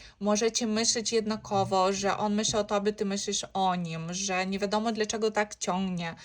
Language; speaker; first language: Polish; non-native, learner; Ukrainian